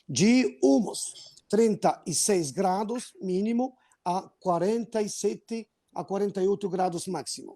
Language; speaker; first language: Portuguese; non-native, fluent; Arabic